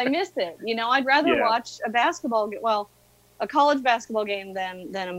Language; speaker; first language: English; native; English